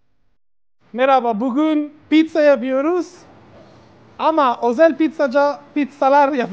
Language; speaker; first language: Turkish; non-native, learner; Italian